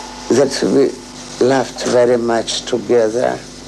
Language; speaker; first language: English; non-native, fluent; Russian